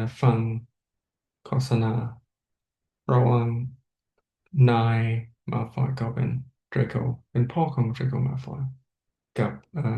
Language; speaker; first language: Thai; non-native, learner; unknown